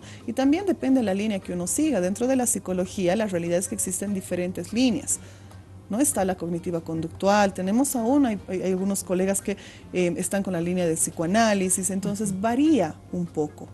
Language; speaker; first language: Spanish; native; Spanish